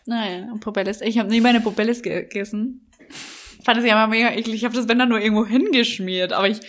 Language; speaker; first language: German; native; German